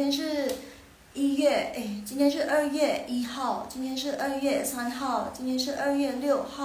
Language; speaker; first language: Chinese; non-native, local second language; Indonesian